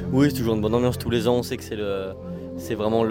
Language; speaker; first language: French; native; French